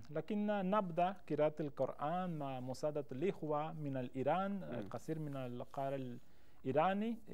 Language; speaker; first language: Arabic; non-native, learner; Spanish